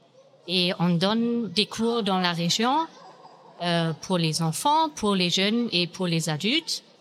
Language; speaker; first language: French; non-native, fluent; German